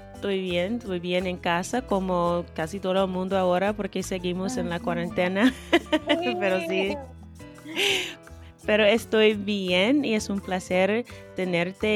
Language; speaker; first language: Spanish; non-native, fluent; English